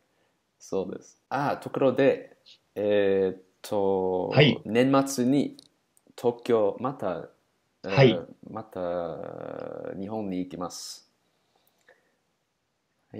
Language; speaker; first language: Japanese; non-native, learner; English